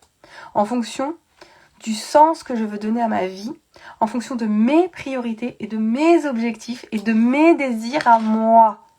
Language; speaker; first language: French; native; French